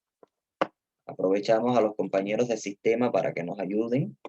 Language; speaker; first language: Spanish; native; Spanish